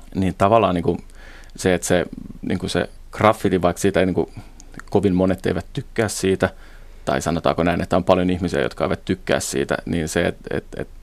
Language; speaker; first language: Finnish; native; Finnish